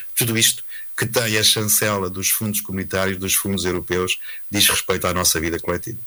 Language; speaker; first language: Portuguese; native; Portuguese